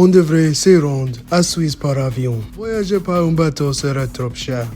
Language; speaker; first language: French; non-native, learner; English